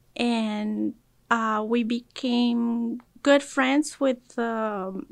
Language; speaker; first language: English; early bilingual, other home language; Spanish